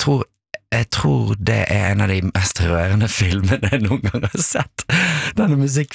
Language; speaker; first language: Norwegian; native; Norwegian